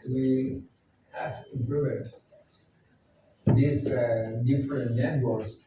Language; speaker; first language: English; non-native, fluent; Spanish